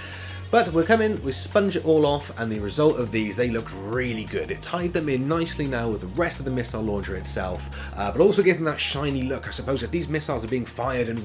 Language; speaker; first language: English; native; English